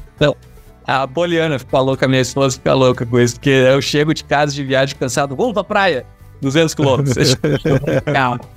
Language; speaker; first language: Portuguese; native; Portuguese